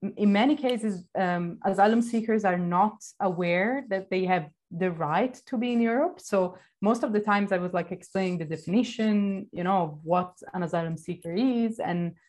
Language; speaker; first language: English; non-native, fluent; Italian